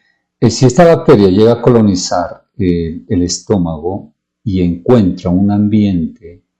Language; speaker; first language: Spanish; native; Spanish